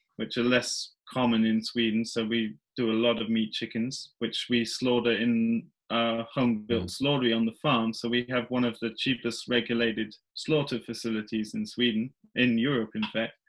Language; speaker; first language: English; native; English